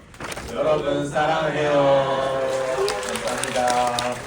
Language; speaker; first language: Korean; non-native, learner; Japanese